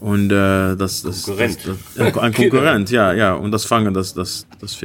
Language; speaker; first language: German; non-native, learner; Dutch